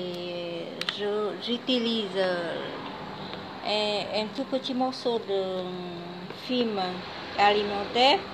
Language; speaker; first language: French; non-native, fluent; Vietnamese